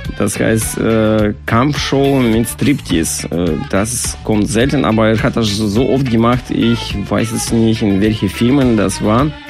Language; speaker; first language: German; non-native, fluent; Russian